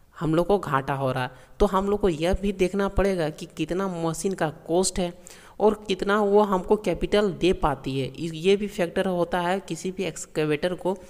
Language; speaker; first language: Hindi; native; Hindi